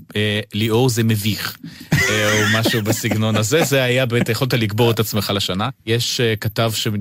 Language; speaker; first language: Hebrew; early bilingual, other home language; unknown